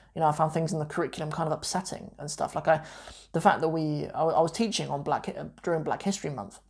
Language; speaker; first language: English; native; English